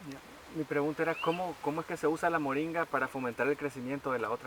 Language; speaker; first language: Spanish; native; Spanish